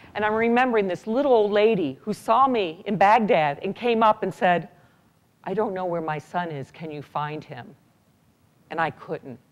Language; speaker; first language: English; native; English